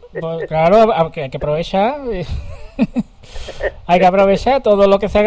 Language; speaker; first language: Spanish; native; Spanish